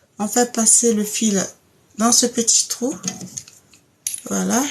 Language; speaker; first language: French; native; French